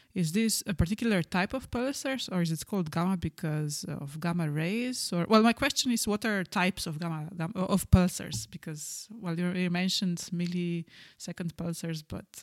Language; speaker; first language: English; non-native, fluent; Slovenian